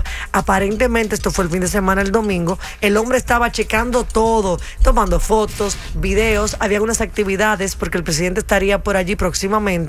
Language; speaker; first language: Spanish; native; Spanish